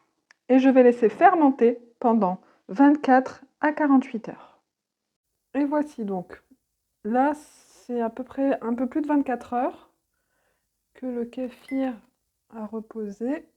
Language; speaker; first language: French; native; French